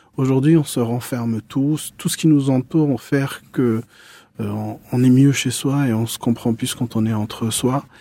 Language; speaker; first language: French; non-native, local second language; Arabic